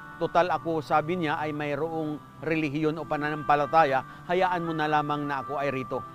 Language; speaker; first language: Filipino; non-native, local second language; Hiligaynon